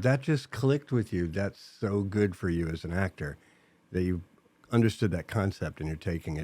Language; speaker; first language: English; native; English